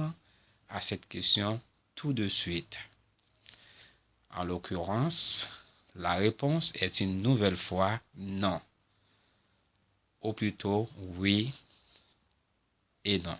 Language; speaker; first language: French; non-native, local second language; Haitian Creole